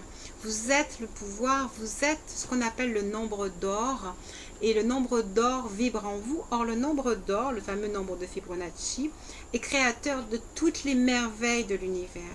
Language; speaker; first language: French; native; French